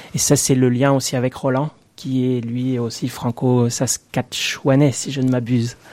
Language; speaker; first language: French; native; French